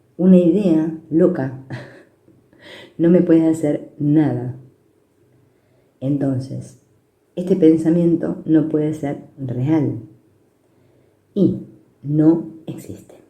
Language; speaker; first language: Spanish; native; Spanish